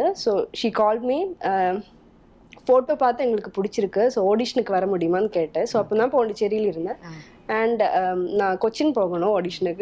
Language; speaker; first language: Tamil; non-native, local second language; Malayalam